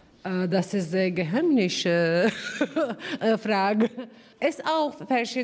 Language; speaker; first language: German; non-native, learner; Turkish